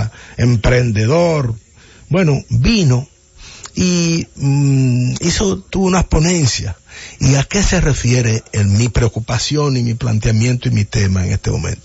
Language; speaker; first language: Spanish; native; Spanish